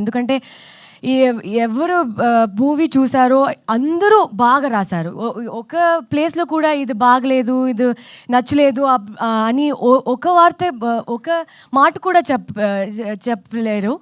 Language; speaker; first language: Telugu; non-native, fluent; Kannada